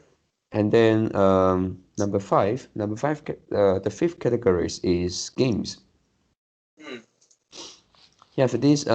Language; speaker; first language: English; non-native, learner; Chinese